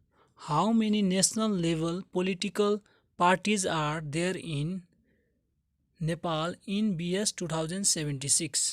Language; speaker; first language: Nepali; native; Nepali